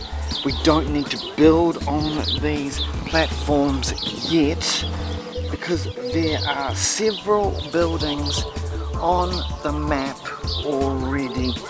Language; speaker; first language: English; native; English